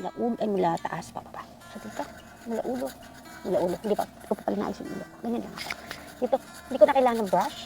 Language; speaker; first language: Filipino; non-native, local second language; Iloko